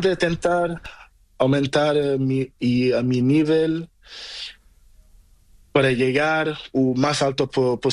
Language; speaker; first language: Spanish; non-native, learner; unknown